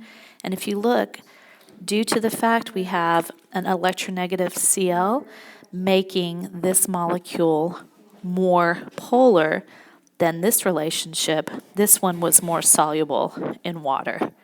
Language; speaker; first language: English; native; English